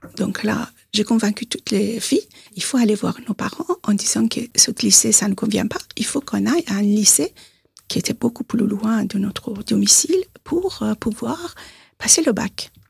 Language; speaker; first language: French; non-native, fluent; Persian